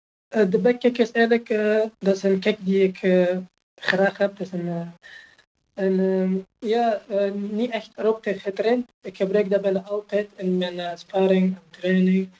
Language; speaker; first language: Dutch; non-native, fluent; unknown